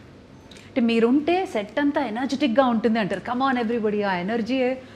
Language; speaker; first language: Telugu; native; Telugu